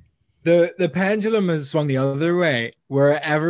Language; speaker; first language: English; native; English